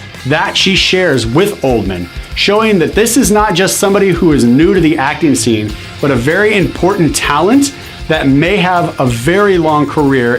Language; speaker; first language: English; native; English